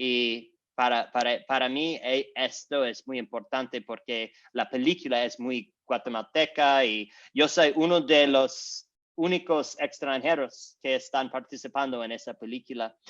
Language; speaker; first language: Spanish; non-native, learner; English